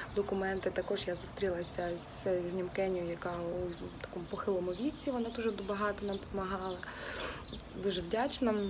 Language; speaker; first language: Ukrainian; native; Ukrainian